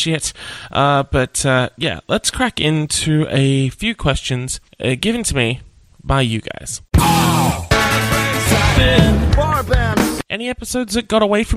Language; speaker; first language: English; native; English